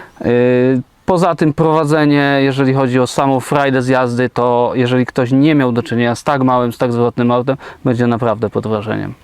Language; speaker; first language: Polish; native; Polish